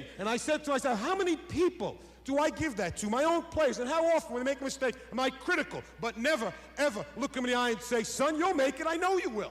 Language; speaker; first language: English; native; English